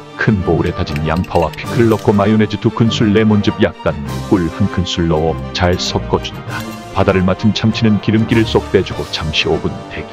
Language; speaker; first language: Korean; native; Korean